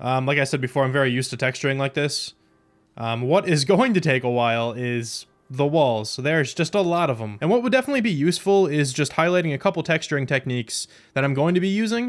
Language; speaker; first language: English; native; English